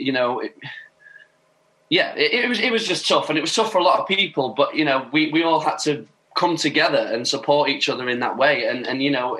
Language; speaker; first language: English; native; English